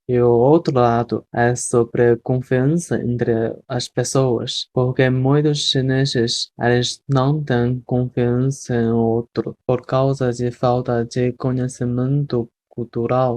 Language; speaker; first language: Portuguese; non-native, fluent; Chinese